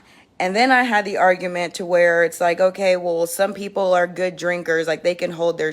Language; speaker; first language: English; native; English